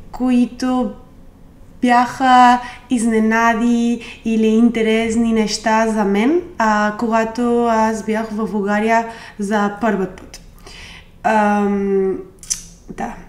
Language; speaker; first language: Bulgarian; non-native, learner; Spanish